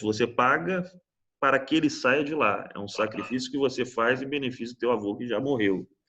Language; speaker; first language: Portuguese; native; Portuguese